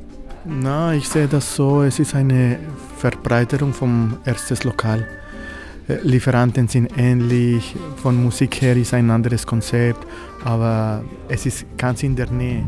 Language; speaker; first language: German; non-native, fluent; Spanish